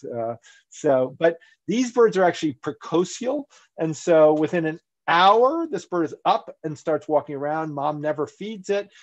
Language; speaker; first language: English; native; English